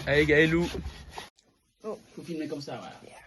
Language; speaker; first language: French; native; French